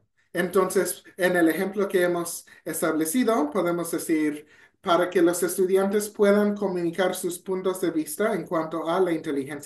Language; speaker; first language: Spanish; non-native, fluent; English